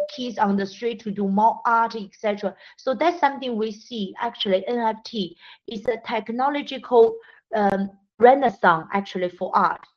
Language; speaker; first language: English; non-native, fluent; Chinese